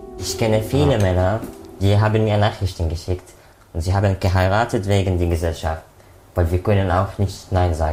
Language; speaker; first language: German; non-native, learner; Arabic